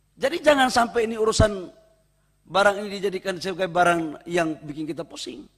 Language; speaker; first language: Indonesian; native; Indonesian